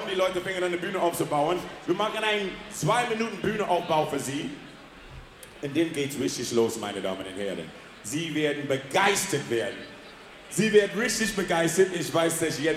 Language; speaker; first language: German; non-native, fluent; English